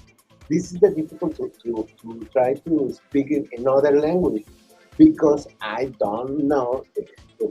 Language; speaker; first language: English; non-native, learner; Spanish